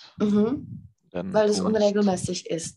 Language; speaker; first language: German; non-native, fluent; Czech